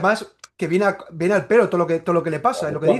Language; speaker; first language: Spanish; native; Spanish